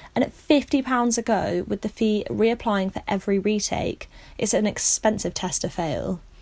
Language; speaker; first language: English; native; English